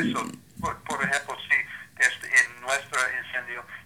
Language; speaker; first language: Spanish; non-native, learner; English